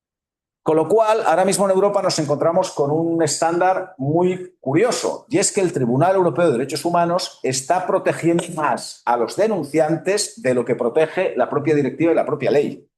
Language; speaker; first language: Spanish; native; Spanish